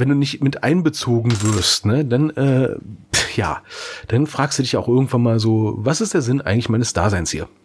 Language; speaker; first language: German; native; German